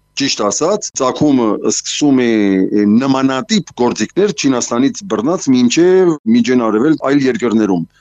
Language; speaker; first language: Armenian; early bilingual, heritage; Armenian